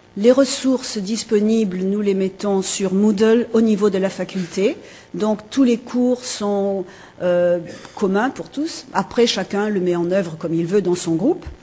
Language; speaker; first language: French; native; French